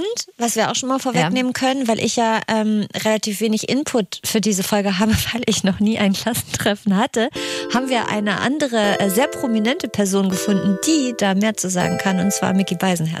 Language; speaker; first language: German; native; German